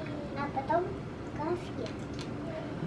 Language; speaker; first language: Russian; early bilingual, heritage; Russian